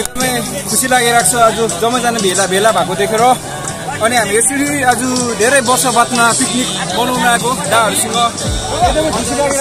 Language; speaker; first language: Nepali; native; Nepali